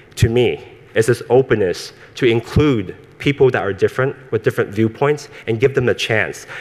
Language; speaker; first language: English; early bilingual, other home language; Cantonese